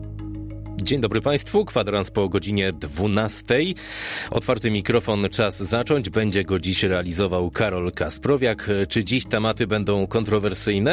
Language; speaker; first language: Polish; native; Polish